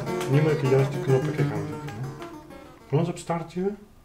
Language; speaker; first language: Dutch; native; Dutch